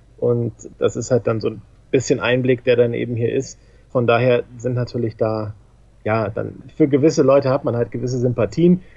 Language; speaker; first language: German; native; German